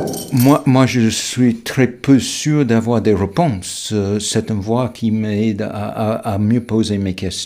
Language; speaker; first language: French; non-native, fluent; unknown